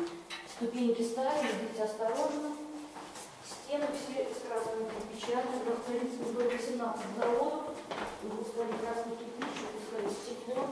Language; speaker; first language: Russian; native; Russian